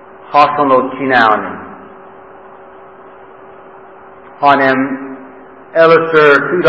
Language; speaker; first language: Hungarian; non-native, fluent; English